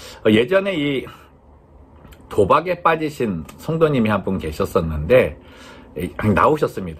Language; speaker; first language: Korean; native; Korean